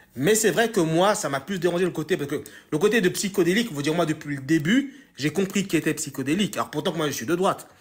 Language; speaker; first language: French; native; French